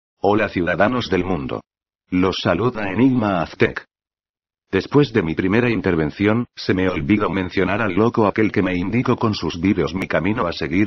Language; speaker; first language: Spanish; native; Spanish